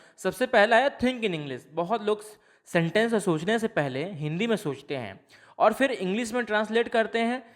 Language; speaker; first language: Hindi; non-native, local second language; Bhojpuri